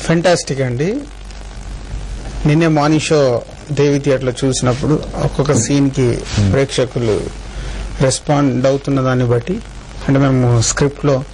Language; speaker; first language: Telugu; native; Telugu